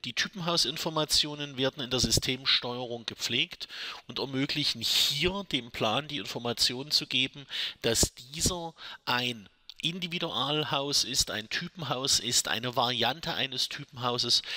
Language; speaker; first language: German; native; German